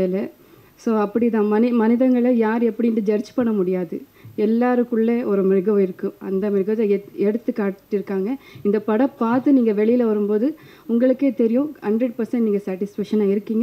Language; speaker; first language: Tamil; non-native, fluent; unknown